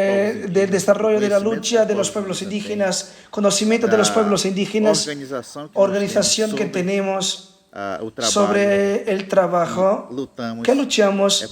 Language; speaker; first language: Spanish; non-native, fluent; Portuguese